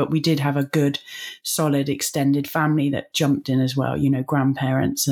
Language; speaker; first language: English; native; English